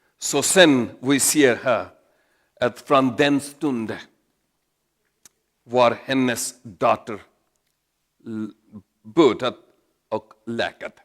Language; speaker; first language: Swedish; non-native, learner; Urdu